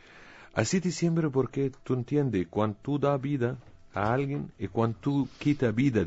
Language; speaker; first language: Spanish; non-native, learner; Arabic